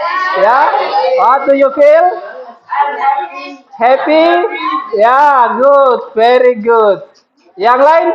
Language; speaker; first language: English; non-native, fluent; Indonesian